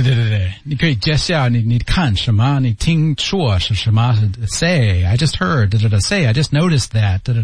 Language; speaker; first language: Chinese; non-native, learner; English